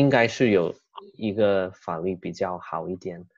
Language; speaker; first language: Chinese; non-native, fluent; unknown